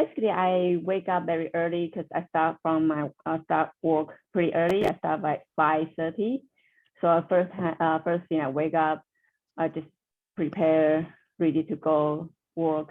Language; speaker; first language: English; non-native, learner; Chinese